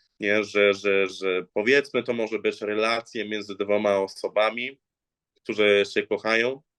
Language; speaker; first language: Polish; early bilingual, heritage; English